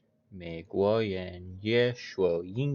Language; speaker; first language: Chinese; non-native, learner; English